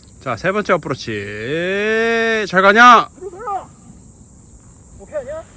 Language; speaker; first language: Korean; native; Korean